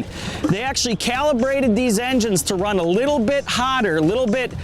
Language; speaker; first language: English; native; English